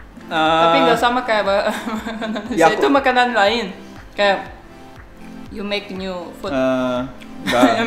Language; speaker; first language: Indonesian; non-native, learner; Russian